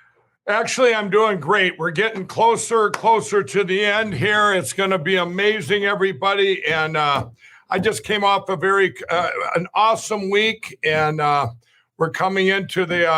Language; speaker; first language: English; native; English